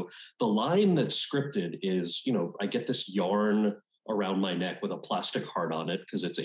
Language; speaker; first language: English; native; English